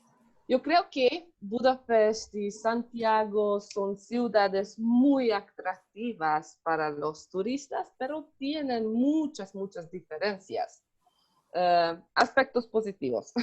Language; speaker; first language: Spanish; non-native, learner; Hungarian